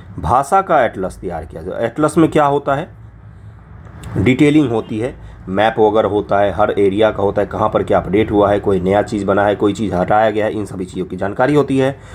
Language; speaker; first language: Hindi; non-native, local second language; Maithili